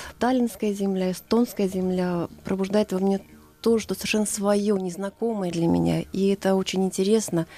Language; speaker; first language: Russian; native; Russian